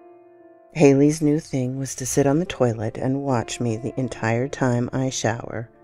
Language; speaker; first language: English; native; English